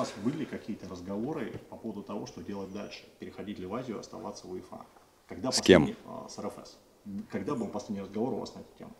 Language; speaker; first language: Russian; native; Russian